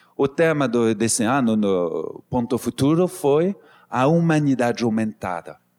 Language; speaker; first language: Portuguese; non-native, fluent; French